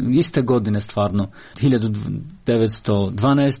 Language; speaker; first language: Serbian; non-native, fluent; Albanian